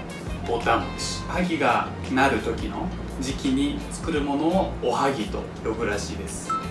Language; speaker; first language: Japanese; native; Japanese